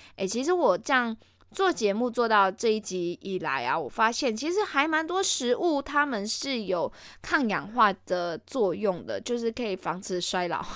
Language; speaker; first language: Chinese; native; Chinese